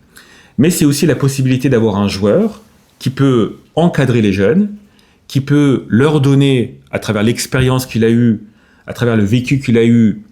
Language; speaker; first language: French; native; French